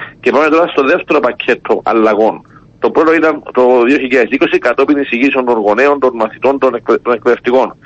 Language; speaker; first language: Greek; native; Greek